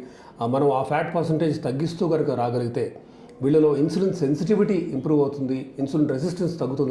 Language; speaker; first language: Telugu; native; Telugu